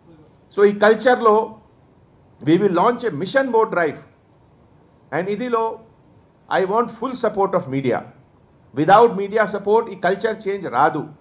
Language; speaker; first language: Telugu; non-native, fluent; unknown